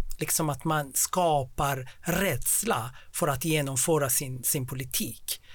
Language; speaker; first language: Swedish; non-native, fluent; Persian